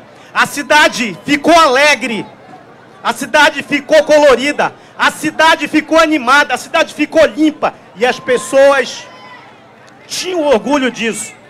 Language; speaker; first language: Portuguese; native; Portuguese